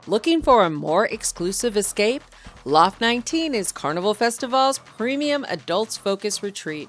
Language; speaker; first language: English; native; English